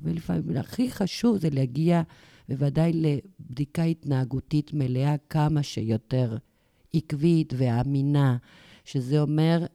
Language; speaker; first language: Hebrew; non-native, fluent; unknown